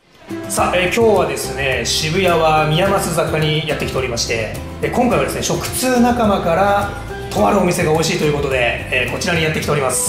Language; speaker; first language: Japanese; native; Japanese